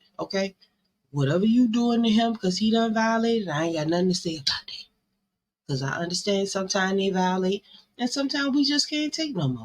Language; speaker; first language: English; native; English